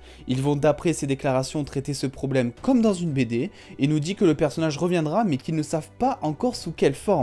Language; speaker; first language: French; native; French